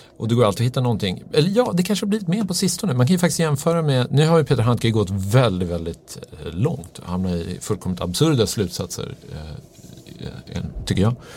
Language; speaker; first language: Swedish; native; Swedish